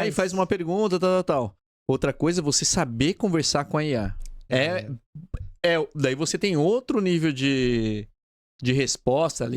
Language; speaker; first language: Portuguese; native; Portuguese